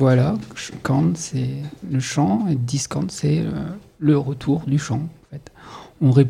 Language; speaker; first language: French; native; French